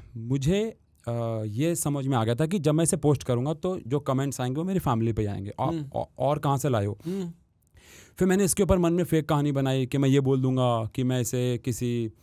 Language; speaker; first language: Hindi; native; Hindi